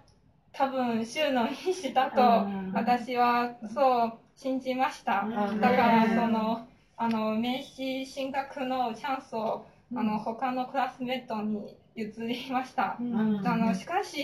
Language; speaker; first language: Japanese; non-native, fluent; Chinese